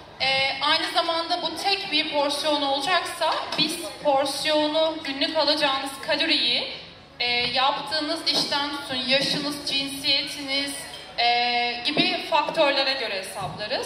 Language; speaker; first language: Turkish; native; Turkish